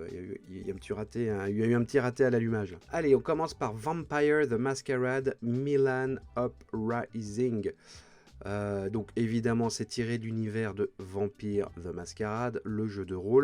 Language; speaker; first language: French; native; French